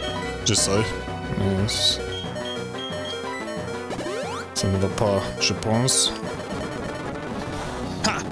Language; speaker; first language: French; non-native, learner; German